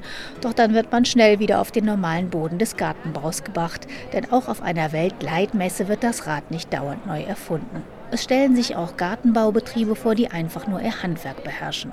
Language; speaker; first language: German; native; German